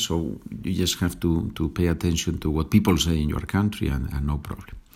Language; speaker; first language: English; non-native, fluent; Spanish